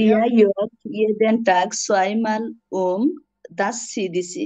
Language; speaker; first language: German; non-native, learner; Bangla